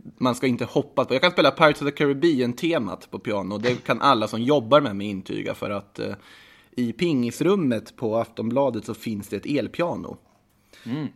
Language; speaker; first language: Swedish; native; Swedish